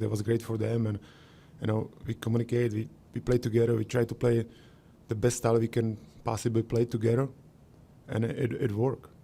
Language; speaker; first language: English; non-native, fluent; Czech